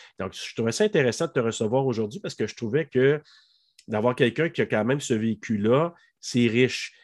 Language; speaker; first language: French; native; French